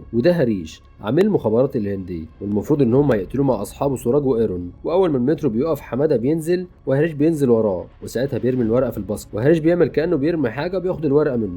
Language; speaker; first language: Arabic; native; Arabic